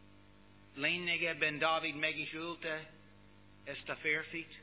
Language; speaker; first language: Hungarian; non-native, learner; English